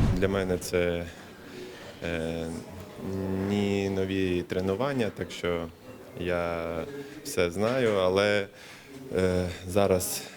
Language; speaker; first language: Ukrainian; non-native, local second language; Russian